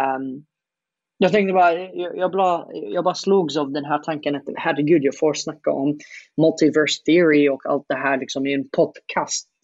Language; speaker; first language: Swedish; non-native, fluent; Arabic